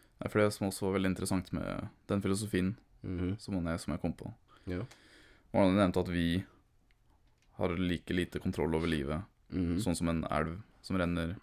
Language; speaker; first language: Norwegian; early bilingual, other home language; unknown